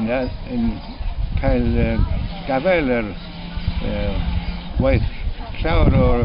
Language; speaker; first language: Welsh; non-native, learner; Irish